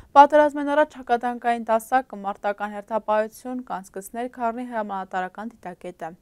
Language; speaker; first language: Armenian; early bilingual, heritage; Armenian